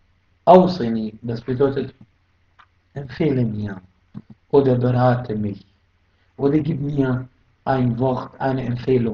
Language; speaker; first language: German; non-native, fluent; Arabic